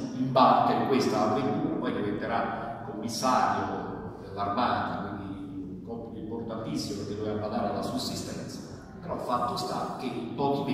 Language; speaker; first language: Italian; native; Italian